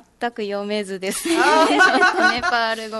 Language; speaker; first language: Japanese; native; Japanese